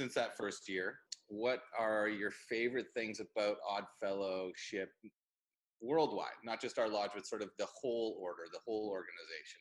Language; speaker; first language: English; native; English